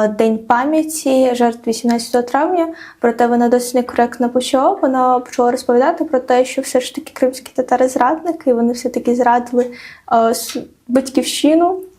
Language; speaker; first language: Ukrainian; non-native, local second language; Crimean Tatar